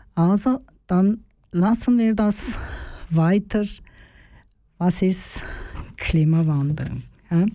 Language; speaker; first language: German; non-native, learner; Turkish